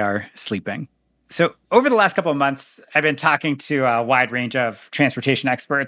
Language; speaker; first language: English; native; English